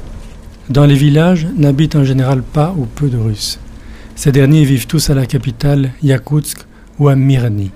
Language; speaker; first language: French; native; French